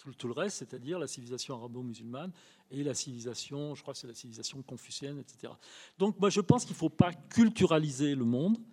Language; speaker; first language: French; native; French